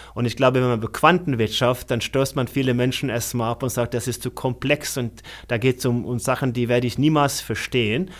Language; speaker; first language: German; non-native, fluent; Norwegian